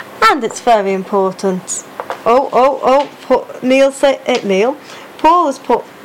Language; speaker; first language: English; native; English